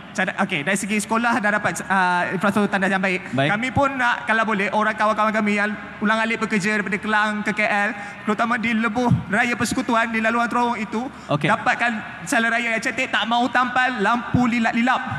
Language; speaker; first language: Malay; native; Malay